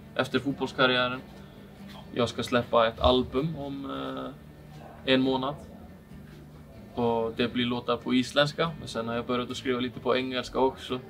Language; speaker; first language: Swedish; non-native, fluent; Icelandic